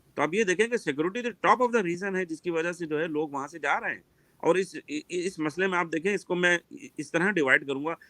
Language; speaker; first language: Urdu; native; Urdu